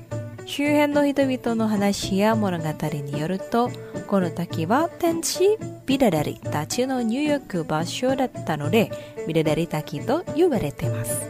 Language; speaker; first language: Japanese; non-native, fluent; Indonesian